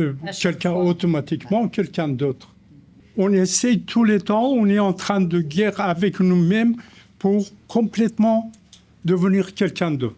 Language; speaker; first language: French; non-native, fluent; Persian